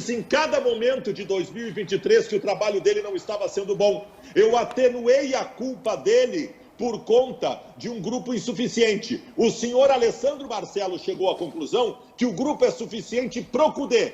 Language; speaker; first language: Portuguese; native; Portuguese